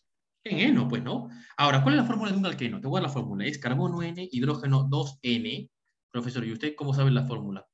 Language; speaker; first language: Spanish; native; Spanish